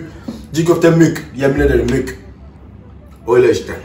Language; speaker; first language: Turkish; non-native, learner; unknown